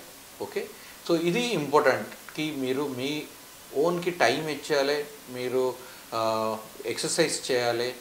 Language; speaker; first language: Telugu; non-native, fluent; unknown